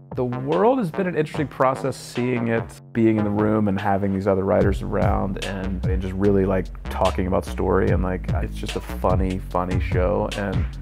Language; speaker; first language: English; native; English